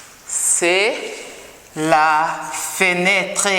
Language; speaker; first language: French; non-native, local second language; Kinyarwanda